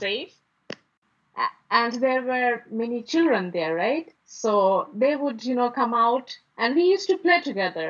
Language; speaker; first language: English; non-native, local second language; Bangla